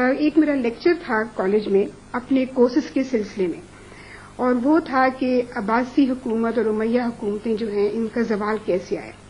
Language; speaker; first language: Urdu; non-native, local second language; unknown